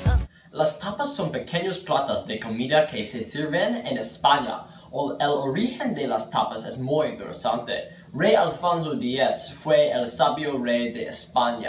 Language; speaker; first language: Spanish; non-native, learner; English